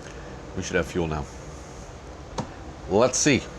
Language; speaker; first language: English; native; English